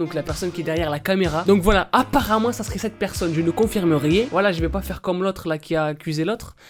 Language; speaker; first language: French; native; French